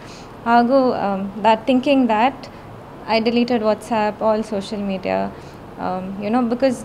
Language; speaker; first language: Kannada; non-native, local second language; Konkani